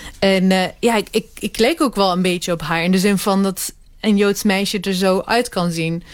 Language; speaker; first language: Dutch; early bilingual, other home language; Hebrew